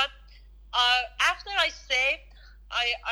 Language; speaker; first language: English; non-native, learner; Persian